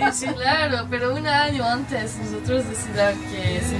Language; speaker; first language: Spanish; non-native, learner; French